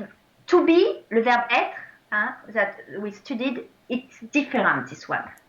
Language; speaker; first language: English; non-native, fluent; French